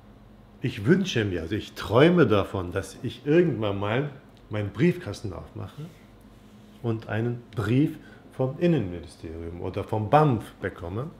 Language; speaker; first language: German; non-native, fluent; Turkish